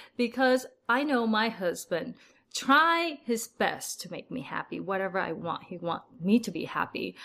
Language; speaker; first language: English; early bilingual, other home language; Vietnamese